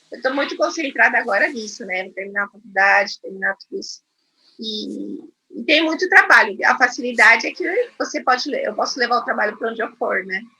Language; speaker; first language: Portuguese; non-native, fluent; Spanish